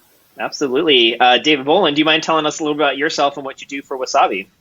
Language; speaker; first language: English; native; English